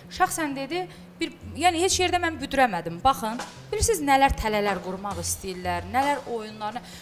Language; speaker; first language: Azerbaijani; native; Azerbaijani